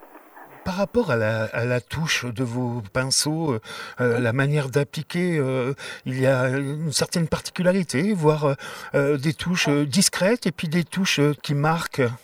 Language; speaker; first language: French; native; French